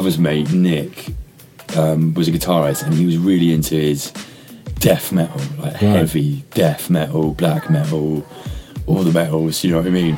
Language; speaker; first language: English; native; English